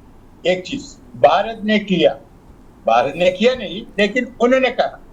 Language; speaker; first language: Hindi; non-native, local second language; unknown